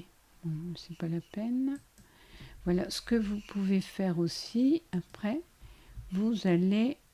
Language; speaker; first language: French; native; French